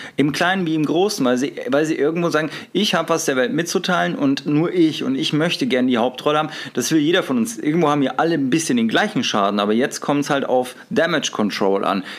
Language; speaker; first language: German; native; German